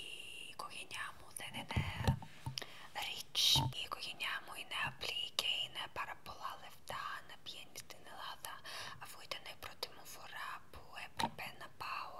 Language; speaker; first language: Greek; non-native, learner; Ukrainian